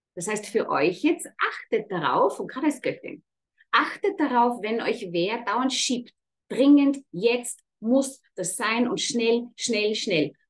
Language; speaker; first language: German; native; German